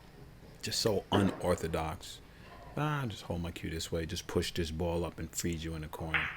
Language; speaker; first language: English; native; English